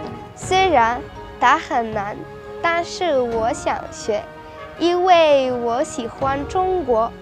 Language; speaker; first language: Chinese; non-native, learner; Malagasy